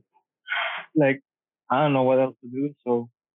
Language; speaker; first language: English; non-native, local second language; Cebuano